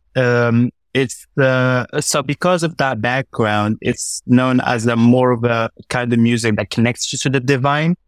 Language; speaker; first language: English; non-native, fluent; Arabic